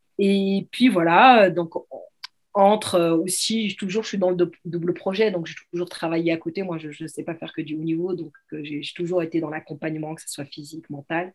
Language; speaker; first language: French; early bilingual, other home language; Arabic